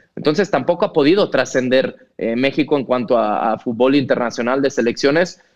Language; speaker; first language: Spanish; non-native, local second language; Catalan